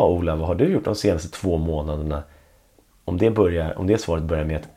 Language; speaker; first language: Swedish; native; Swedish